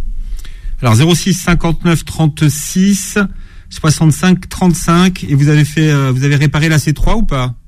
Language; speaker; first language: French; native; French